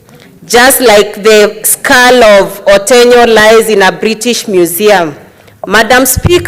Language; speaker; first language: English; non-native, local second language; Gusii